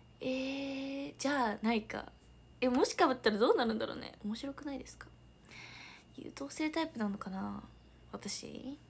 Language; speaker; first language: Japanese; native; Japanese